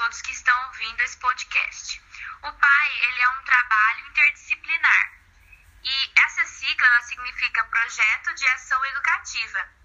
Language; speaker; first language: Portuguese; native; Portuguese